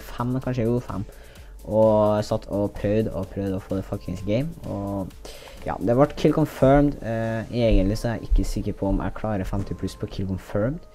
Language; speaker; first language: Norwegian; native; Norwegian